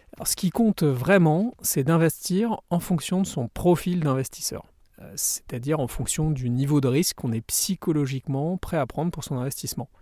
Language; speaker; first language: French; native; French